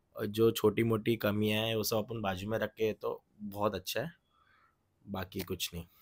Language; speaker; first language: Hindi; non-native, local second language; Marathi